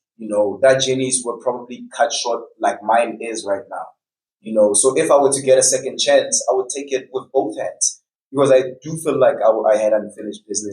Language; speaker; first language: English; non-native, local second language; Tswana